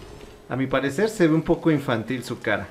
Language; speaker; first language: Spanish; native; Spanish